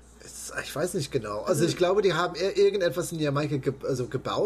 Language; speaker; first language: German; non-native, fluent; English